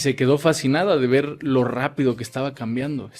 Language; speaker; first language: Spanish; native; Spanish